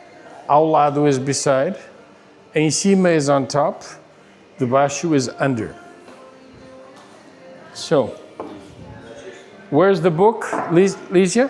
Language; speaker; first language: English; non-native, fluent; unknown